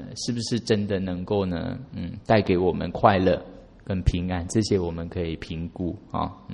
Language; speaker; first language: Chinese; native; Chinese